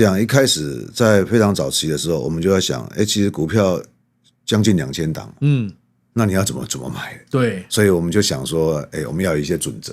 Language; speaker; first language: Chinese; native; Chinese